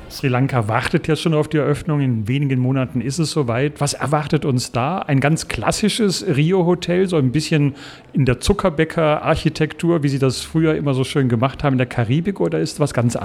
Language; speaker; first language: German; native; German